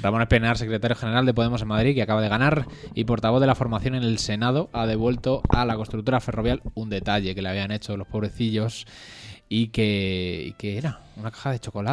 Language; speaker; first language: Spanish; native; Spanish